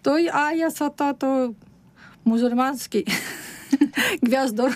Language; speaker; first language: Polish; non-native, learner; Russian